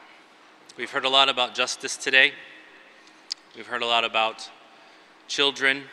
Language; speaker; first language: English; native; English